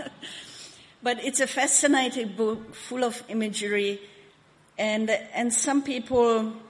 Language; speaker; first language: English; non-native, fluent; Hungarian